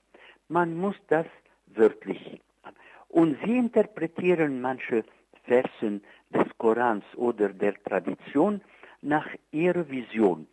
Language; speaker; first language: German; non-native, fluent; Arabic